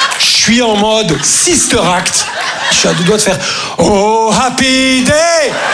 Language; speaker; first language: French; native; French